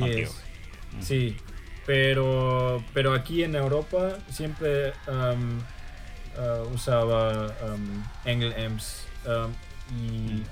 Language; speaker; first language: Spanish; early bilingual, heritage; German